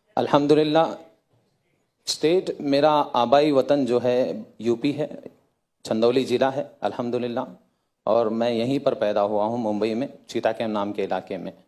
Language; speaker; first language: Hindi; native; Hindi